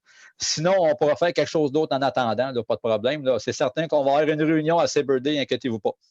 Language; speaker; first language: French; native; French